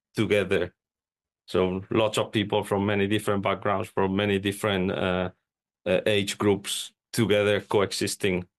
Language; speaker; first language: English; non-native, fluent; Spanish